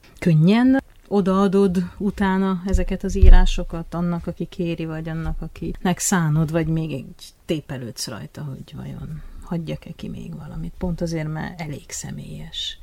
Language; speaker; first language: Hungarian; native; Hungarian